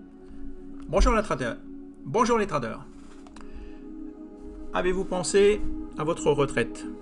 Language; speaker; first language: French; native; French